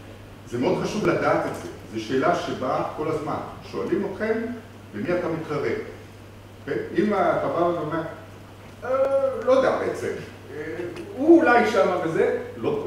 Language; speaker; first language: Hebrew; non-native, fluent; French